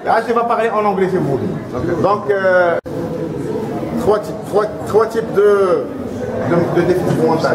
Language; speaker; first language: French; non-native, local second language; Arabic